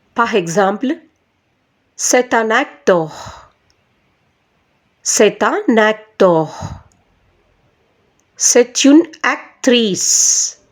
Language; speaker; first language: French; non-native, fluent; Telugu